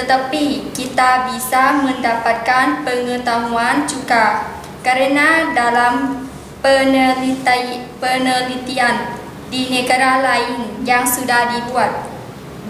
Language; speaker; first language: Indonesian; non-native, learner; Lao